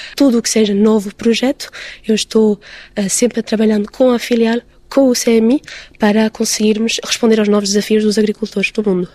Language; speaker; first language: Portuguese; early bilingual, heritage; Portuguese